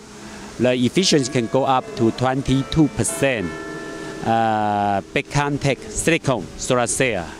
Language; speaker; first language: English; non-native, learner; Chinese